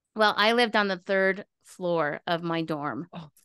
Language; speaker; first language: English; native; English